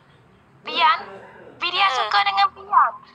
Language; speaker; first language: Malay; non-native, learner; Vietnamese